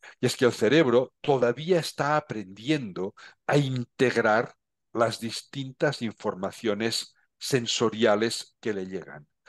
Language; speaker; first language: Spanish; non-native, local second language; Catalan